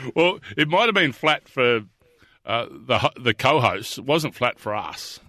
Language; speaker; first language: English; native; English